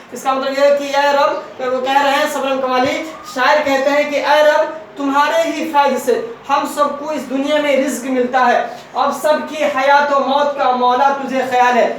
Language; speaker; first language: Urdu; native; Urdu